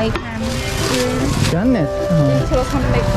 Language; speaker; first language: Korean; native; Korean